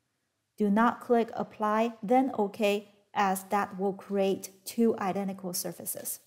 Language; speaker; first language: English; non-native, fluent; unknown